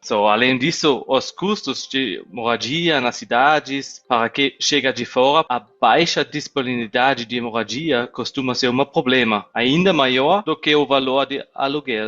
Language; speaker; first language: Portuguese; non-native, fluent; German